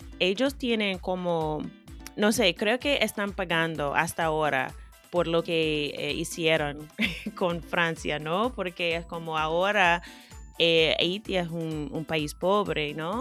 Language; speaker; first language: Spanish; non-native, fluent; English